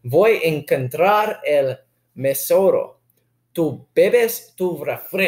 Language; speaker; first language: Spanish; non-native, learner; English